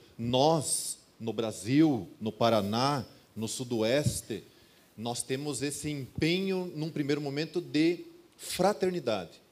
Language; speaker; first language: Portuguese; native; Portuguese